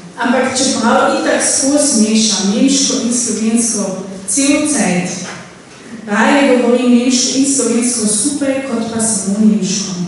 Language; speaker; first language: Slovenian; non-native, local second language; German